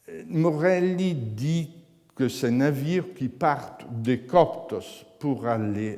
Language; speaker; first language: French; non-native, fluent; Italian